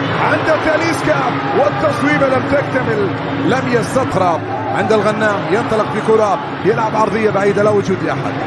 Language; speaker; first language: Arabic; native; Arabic